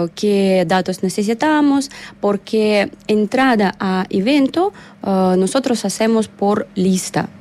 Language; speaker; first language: Spanish; non-native, learner; Russian